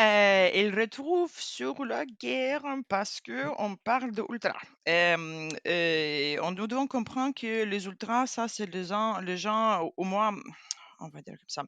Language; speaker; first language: French; non-native, fluent; Ukrainian